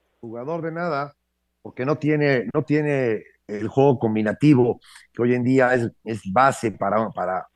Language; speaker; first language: Spanish; native; Spanish